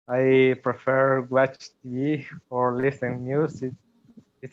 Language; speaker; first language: English; non-native, learner; Spanish